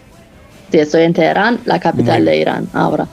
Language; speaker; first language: Spanish; non-native, fluent; Persian